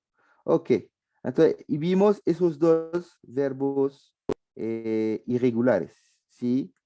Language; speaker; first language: Spanish; non-native, fluent; French